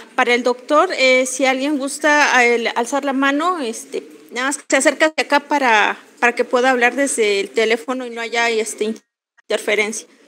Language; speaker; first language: Spanish; native; Spanish